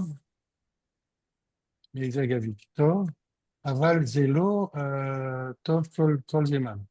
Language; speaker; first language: Hebrew; non-native, learner; French